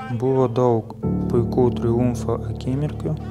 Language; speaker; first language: Lithuanian; non-native, learner; Ukrainian